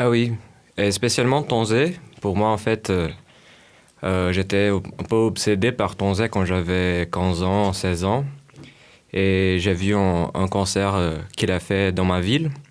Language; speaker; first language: French; non-native, fluent; Portuguese